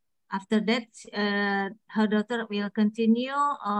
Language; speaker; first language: English; non-native, learner; Indonesian